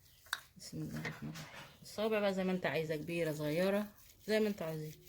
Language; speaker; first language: Arabic; native; Arabic